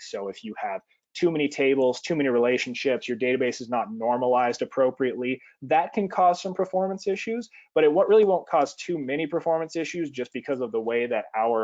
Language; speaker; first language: English; native; English